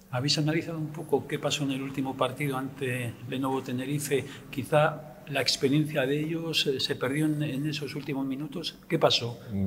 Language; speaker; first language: Spanish; native; Spanish